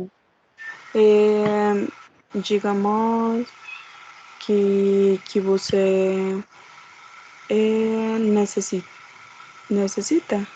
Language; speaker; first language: Portuguese; non-native, learner; Spanish